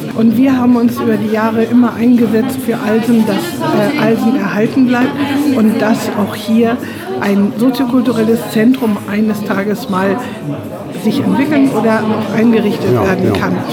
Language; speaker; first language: German; native; German